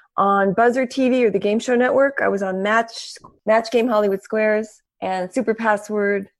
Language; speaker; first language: English; native; English